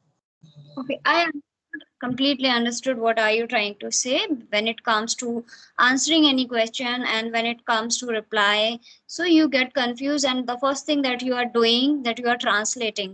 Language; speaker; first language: English; non-native, fluent; Hindi